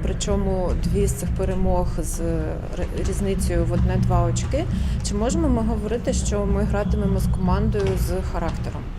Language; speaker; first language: Ukrainian; native; Ukrainian